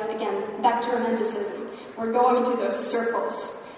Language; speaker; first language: English; non-native, fluent; Russian